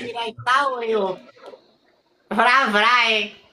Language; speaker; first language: Portuguese; native; Portuguese